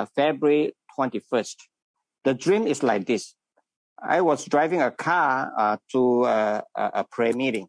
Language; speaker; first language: English; non-native, local second language; Min Nan Chinese